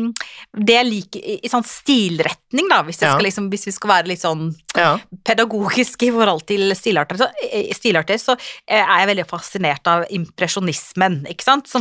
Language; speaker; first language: Norwegian; native; Norwegian